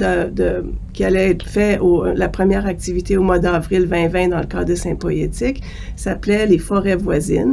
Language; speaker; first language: French; native; French